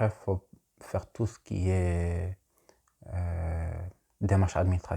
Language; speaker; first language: French; non-native, local second language; Arabic